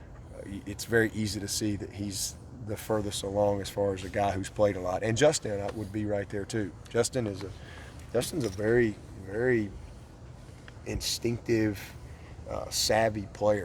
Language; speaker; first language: English; native; English